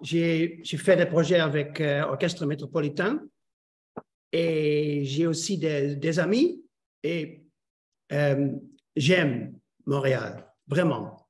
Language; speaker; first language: French; non-native, learner; Dutch